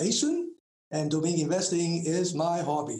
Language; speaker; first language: English; non-native, local second language; Cantonese